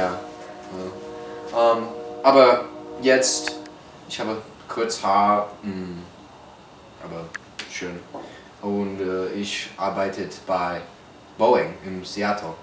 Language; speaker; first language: German; non-native, learner; English